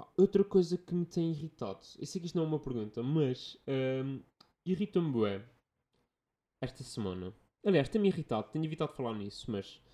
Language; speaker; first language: Portuguese; native; Portuguese